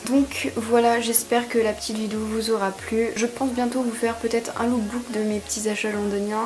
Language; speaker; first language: French; native; French